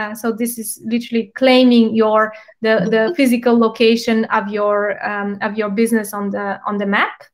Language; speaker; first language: English; non-native, fluent; Bulgarian